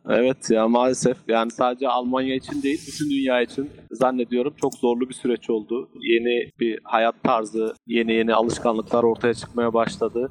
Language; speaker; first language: Turkish; native; Turkish